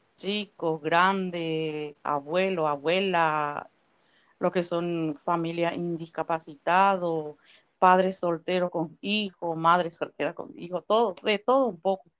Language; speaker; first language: Spanish; native; Spanish